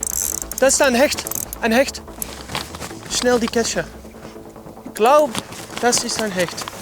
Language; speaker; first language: German; non-native, learner; Dutch